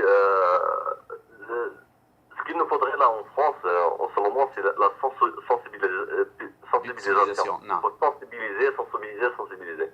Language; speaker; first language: French; native; French